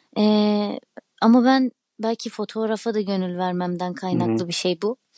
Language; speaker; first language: Turkish; native; Turkish